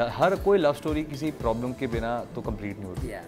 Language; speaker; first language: Hindi; native; Hindi